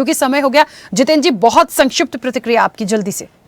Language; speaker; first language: Hindi; native; Hindi